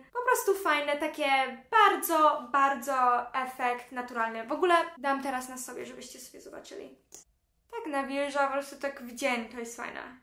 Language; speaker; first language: Polish; early bilingual, heritage; Polish